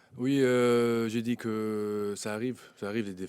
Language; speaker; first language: French; non-native, local second language; Arabic